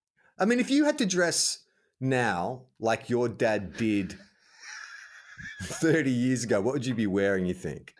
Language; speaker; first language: English; native; English